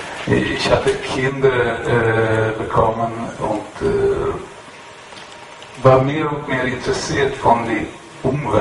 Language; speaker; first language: German; non-native, fluent; Swedish